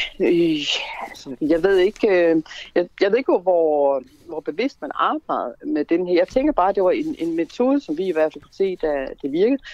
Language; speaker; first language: Danish; native; Danish